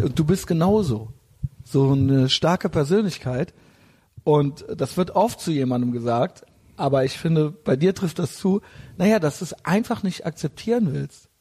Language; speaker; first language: German; native; German